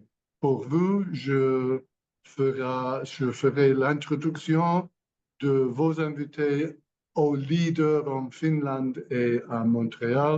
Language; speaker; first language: French; non-native, learner; English